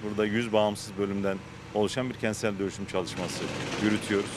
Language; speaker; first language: Turkish; native; Turkish